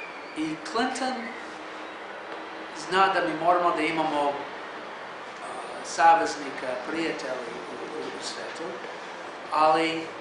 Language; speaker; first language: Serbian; non-native, learner; English